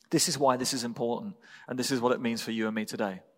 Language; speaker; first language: English; native; English